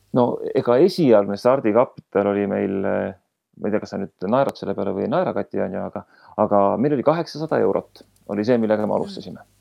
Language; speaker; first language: Estonian; native; Estonian